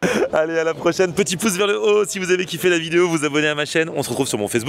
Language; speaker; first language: French; native; French